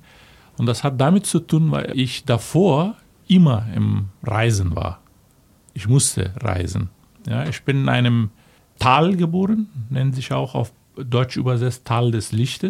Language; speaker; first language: German; non-native, fluent; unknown